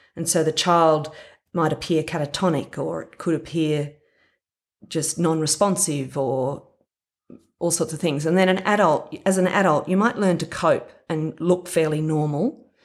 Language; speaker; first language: English; native; English